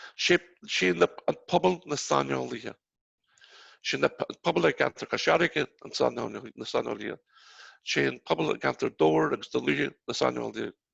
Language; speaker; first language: Irish; native; Irish